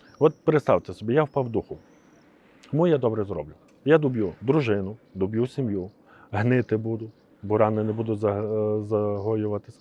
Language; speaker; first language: Ukrainian; native; Ukrainian